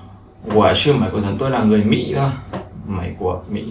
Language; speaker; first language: Chinese; non-native, fluent; Vietnamese